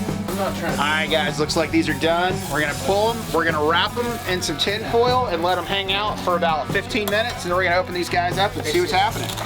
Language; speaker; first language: English; native; English